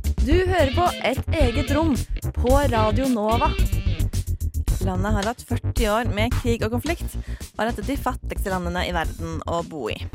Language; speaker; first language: Norwegian; native; Norwegian